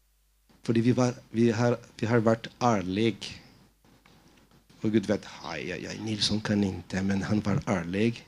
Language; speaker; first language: Swedish; non-native, fluent; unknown